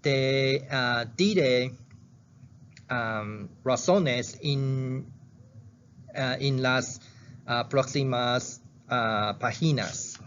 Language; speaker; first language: Spanish; non-native, learner; Chinese